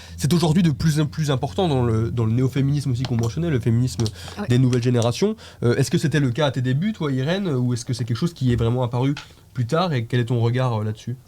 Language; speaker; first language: French; native; French